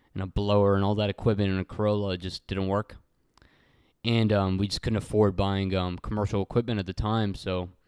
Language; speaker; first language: English; early bilingual, other home language; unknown